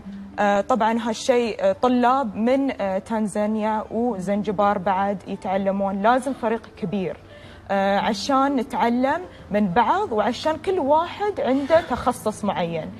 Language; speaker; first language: Arabic; native; Arabic